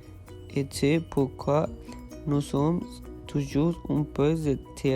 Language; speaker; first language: French; non-native, learner; Spanish